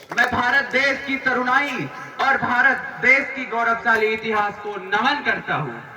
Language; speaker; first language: Hindi; native; Hindi